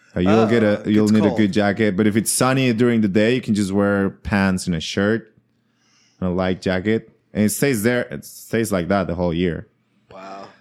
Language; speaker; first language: English; non-native, fluent; Spanish